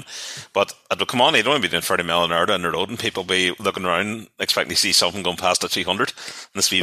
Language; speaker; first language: English; native; English